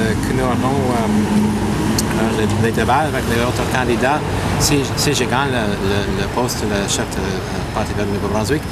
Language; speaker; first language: French; non-native, learner; English